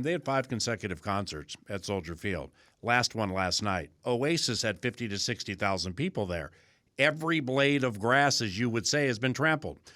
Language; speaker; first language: English; native; English